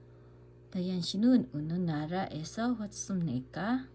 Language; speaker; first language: Korean; non-native, fluent; Filipino